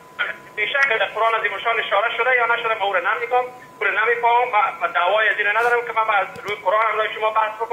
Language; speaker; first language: Persian; native; Persian